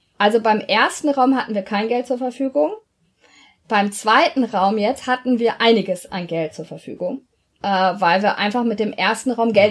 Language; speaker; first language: German; native; German